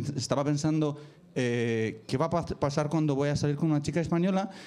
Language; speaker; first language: Spanish; non-native, fluent; Romanian